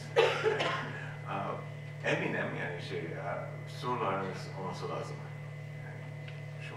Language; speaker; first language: Turkish; non-native, learner; English